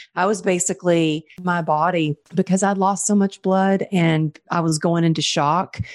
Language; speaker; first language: English; native; English